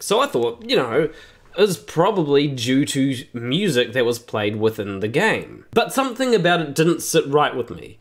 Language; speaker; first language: English; native; English